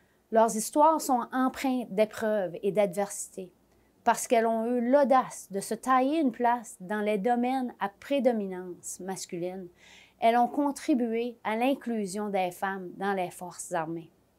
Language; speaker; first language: French; native; French